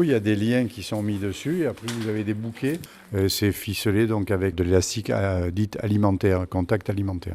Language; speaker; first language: French; native; French